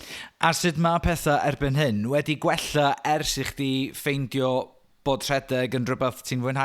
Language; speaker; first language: Welsh; native; Welsh